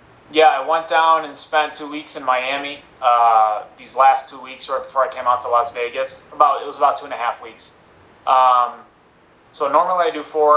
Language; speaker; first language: English; early bilingual, other home language; Spanish